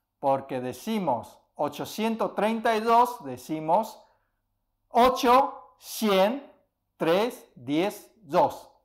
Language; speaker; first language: Spanish; early bilingual, other home language; Chinese